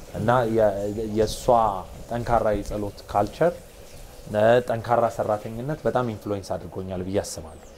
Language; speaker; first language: Amharic; native; Amharic